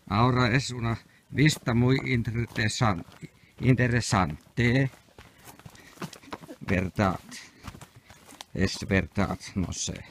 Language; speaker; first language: Spanish; non-native, learner; Finnish